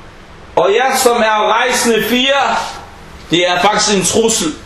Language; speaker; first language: Danish; early bilingual, other home language; Arabic